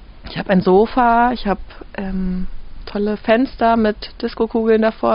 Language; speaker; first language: German; native; German